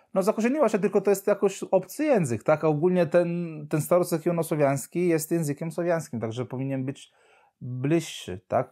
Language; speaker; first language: Polish; non-native, fluent; Italian